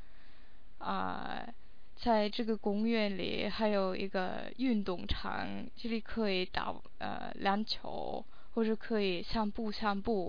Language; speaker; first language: Chinese; non-native, fluent; English